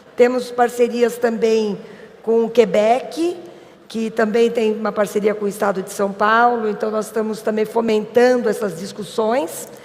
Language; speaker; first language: Portuguese; native; Portuguese